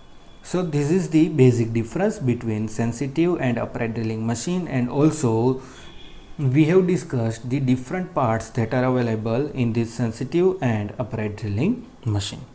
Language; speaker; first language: English; non-native, local second language; Gujarati